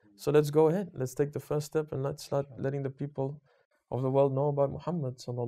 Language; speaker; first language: English; native; English